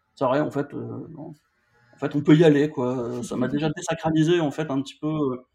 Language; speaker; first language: French; native; French